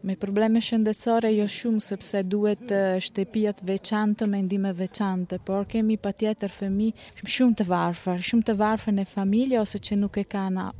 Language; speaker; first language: Albanian; non-native, learner; Italian